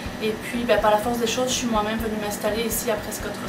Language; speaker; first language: French; native; French